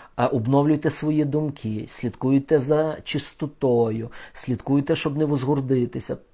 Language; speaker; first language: Ukrainian; non-native, local second language; Russian